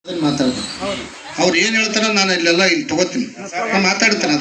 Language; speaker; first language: Kannada; native; Kannada